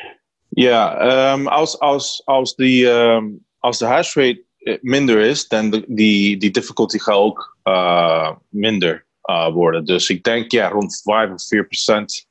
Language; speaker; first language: Dutch; non-native, learner; Spanish